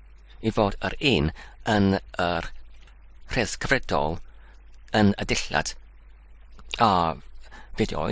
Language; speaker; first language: Welsh; non-native, learner; English